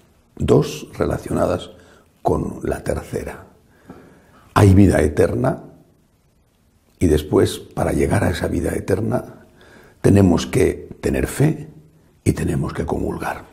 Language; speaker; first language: Spanish; native; Spanish